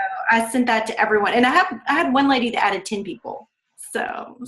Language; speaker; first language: English; native; English